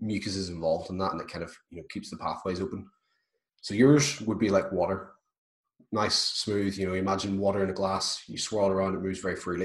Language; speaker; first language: English; native; English